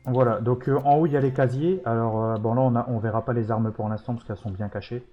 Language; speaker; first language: French; native; French